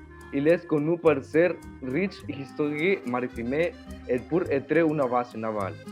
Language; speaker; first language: French; non-native, learner; Spanish